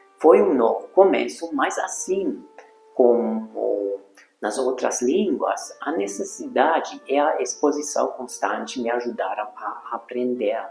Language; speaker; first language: Portuguese; non-native, fluent; Hungarian